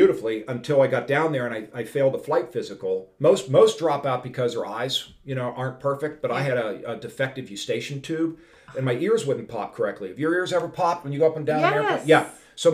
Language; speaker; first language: English; native; English